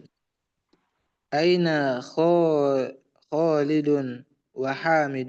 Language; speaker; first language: Arabic; non-native, learner; Indonesian